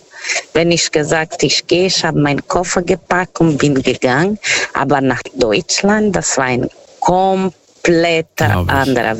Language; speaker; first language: German; non-native, learner; Portuguese